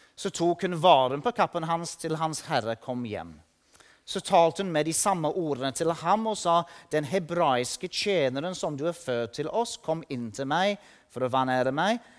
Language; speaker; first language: Norwegian; non-native, fluent; English